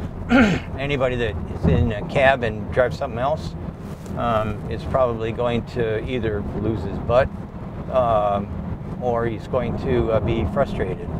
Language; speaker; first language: English; native; English